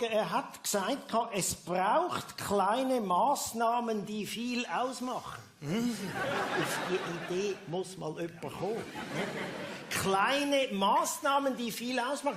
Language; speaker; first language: German; native; German